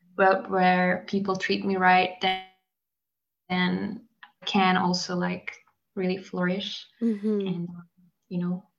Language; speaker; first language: English; non-native, fluent; Hungarian